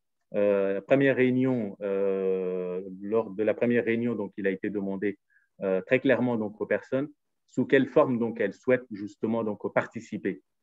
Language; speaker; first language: French; native; French